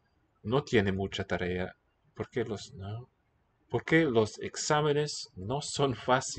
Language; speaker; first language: Spanish; non-native, learner; English